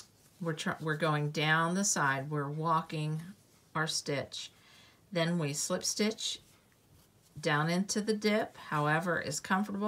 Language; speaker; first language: English; native; English